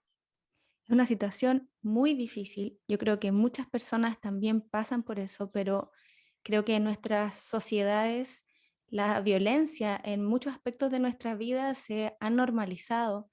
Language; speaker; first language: Spanish; native; Spanish